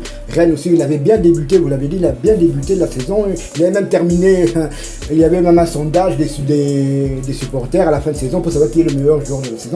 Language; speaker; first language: French; non-native, local second language; Lingala